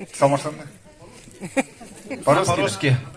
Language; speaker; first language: Russian; non-native, local second language; Yakut